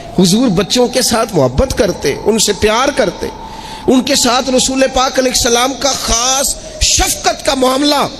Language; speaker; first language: Urdu; non-native, local second language; Punjabi